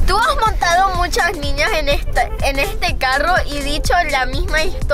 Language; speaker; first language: Spanish; early bilingual, heritage; Spanish